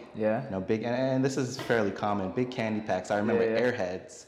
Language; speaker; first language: English; native; English